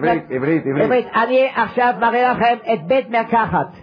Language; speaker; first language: Hebrew; non-native, fluent; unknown